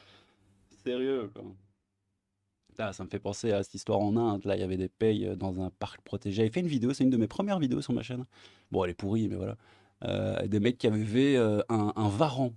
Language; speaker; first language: French; native; French